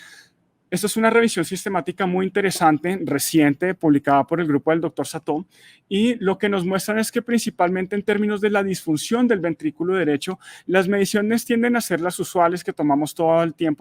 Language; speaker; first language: Spanish; native; Spanish